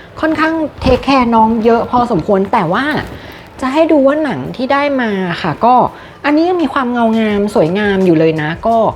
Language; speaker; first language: Thai; native; Thai